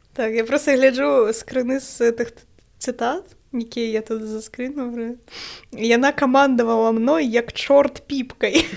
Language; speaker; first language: Belarusian; non-native, local second language; Russian